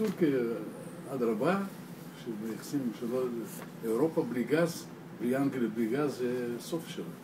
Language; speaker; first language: Hebrew; non-native, learner; Russian